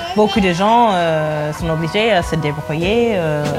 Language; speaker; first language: French; non-native, fluent; English